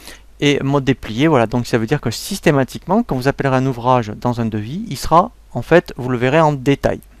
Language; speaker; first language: French; native; French